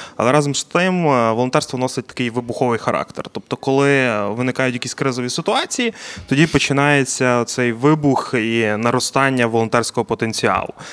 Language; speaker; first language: Ukrainian; native; Ukrainian